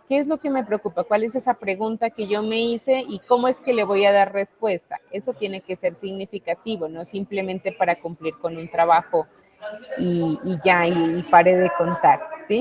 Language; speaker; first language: Spanish; native; Spanish